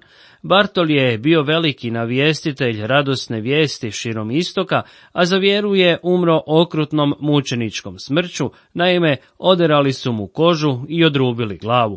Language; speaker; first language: Croatian; native; Croatian